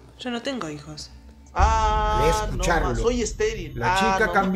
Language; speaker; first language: Spanish; native; Spanish